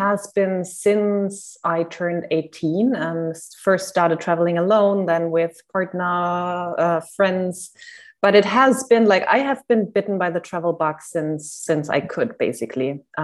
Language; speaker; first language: English; non-native, fluent; German